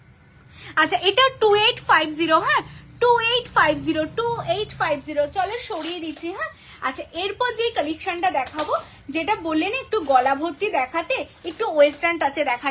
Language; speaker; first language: Bangla; native; Bangla